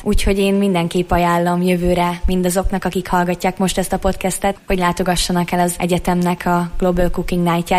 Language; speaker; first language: Hungarian; native; Hungarian